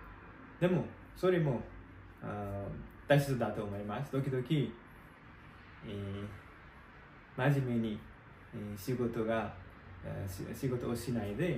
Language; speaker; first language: Japanese; non-native, learner; Nepali